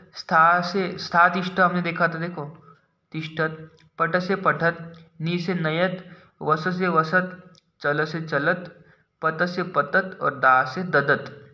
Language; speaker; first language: Hindi; non-native, local second language; Marathi